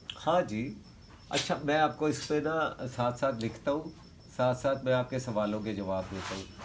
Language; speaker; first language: Urdu; native; Urdu